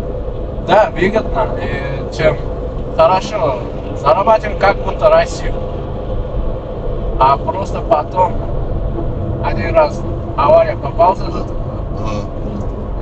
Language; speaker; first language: Russian; non-native, learner; Uzbek